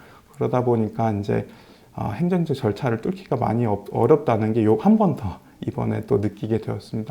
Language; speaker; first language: Korean; native; Korean